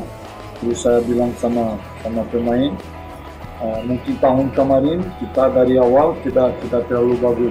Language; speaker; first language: Indonesian; non-native, fluent; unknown